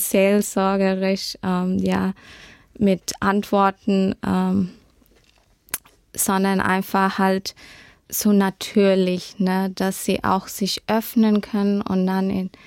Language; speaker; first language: German; early bilingual, heritage; German